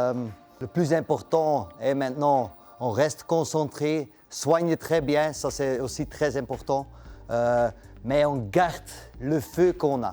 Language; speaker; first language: French; non-native, local second language; Dutch